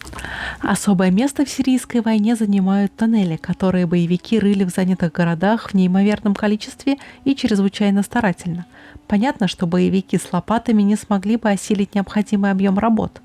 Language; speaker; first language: Russian; native; Russian